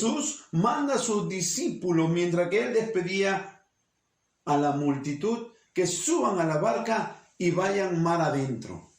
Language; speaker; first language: Spanish; native; Spanish